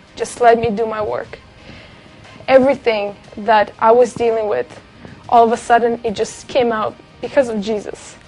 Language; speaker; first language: English; non-native, fluent; Russian